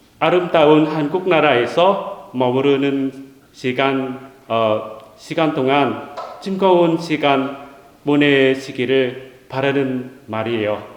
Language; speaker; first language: Korean; non-native, learner; Vietnamese